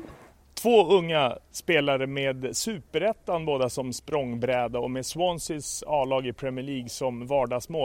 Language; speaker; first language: Swedish; native; Swedish